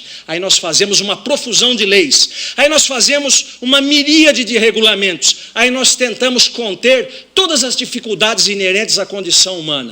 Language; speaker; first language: Portuguese; native; Portuguese